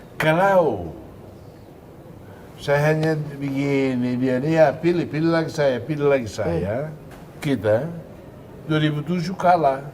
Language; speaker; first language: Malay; non-native, fluent; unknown